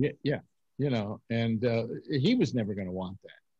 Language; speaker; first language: English; native; English